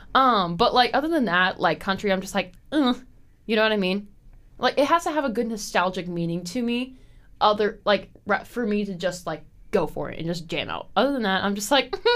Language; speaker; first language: English; native; English